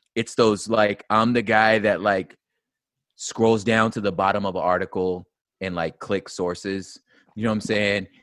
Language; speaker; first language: English; native; English